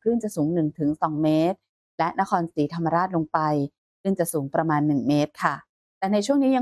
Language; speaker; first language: Thai; native; Thai